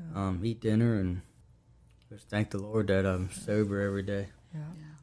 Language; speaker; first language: English; native; English